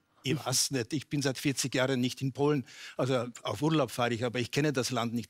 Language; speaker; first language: German; non-native, fluent; Polish